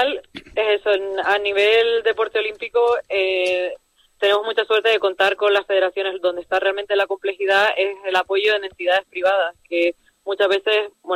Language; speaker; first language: Spanish; native; Spanish